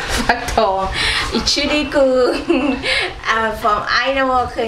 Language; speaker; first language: German; non-native, learner; Thai